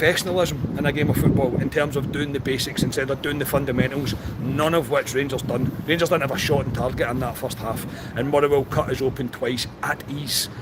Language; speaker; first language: English; native; English